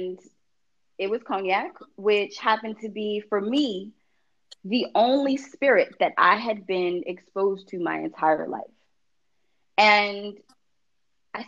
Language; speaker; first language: English; native; English